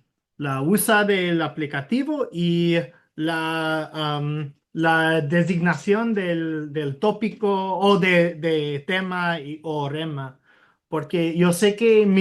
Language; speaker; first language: Spanish; non-native, learner; English